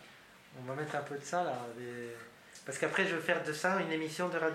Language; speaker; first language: French; native; French